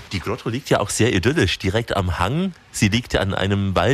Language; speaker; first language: German; native; German